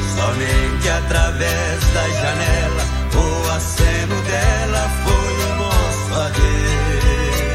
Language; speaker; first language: Portuguese; native; Portuguese